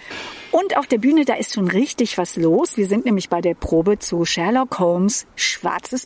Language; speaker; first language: German; native; German